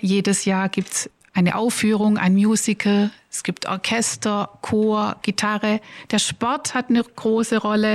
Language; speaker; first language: German; native; German